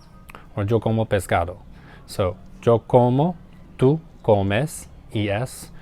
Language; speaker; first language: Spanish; non-native, learner; English